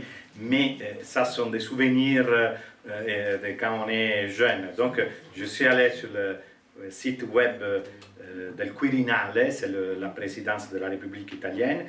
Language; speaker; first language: French; non-native, fluent; Italian